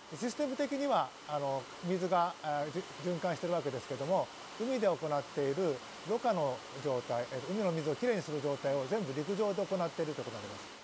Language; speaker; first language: Japanese; native; Japanese